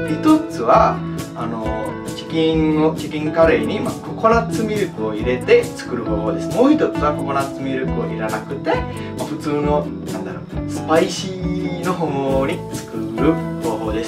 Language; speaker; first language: Japanese; non-native, fluent; Sinhala